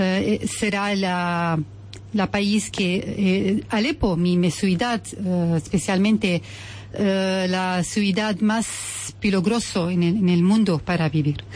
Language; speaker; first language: Spanish; non-native, learner; Arabic